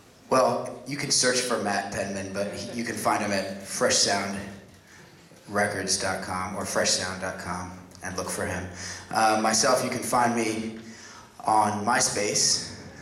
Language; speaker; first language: English; native; English